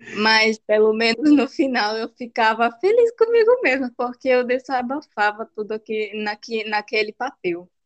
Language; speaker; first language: Portuguese; non-native, fluent; Spanish